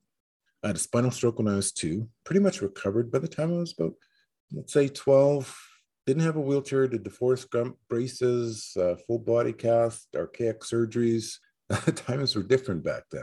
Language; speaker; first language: English; native; English